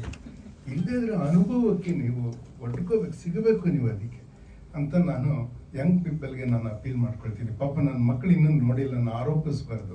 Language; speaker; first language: Kannada; native; Kannada